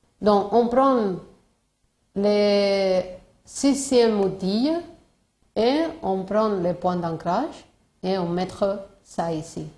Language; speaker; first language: French; non-native, learner; Spanish